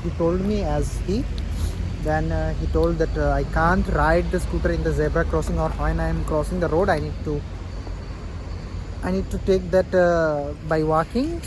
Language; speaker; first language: English; non-native, local second language; Bangla